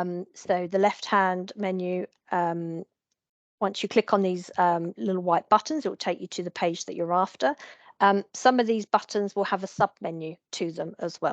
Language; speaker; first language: English; native; English